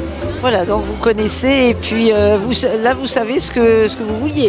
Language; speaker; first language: French; native; French